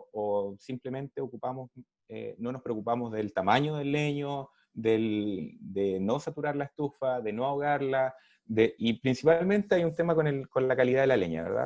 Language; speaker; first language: Spanish; native; Spanish